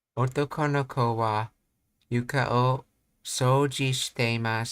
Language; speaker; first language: Japanese; non-native, learner; English